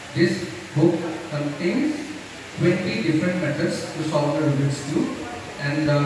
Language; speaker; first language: English; non-native, local second language; Assamese